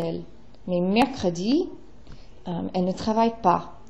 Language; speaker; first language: French; non-native, fluent; English